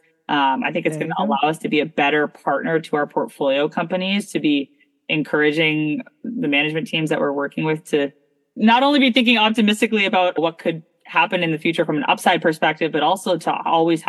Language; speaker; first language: English; native; English